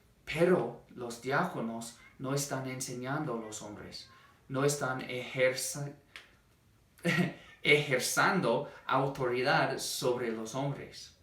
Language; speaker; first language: Spanish; non-native, fluent; English